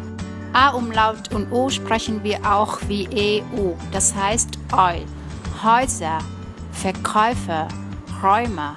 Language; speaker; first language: German; non-native, fluent; Vietnamese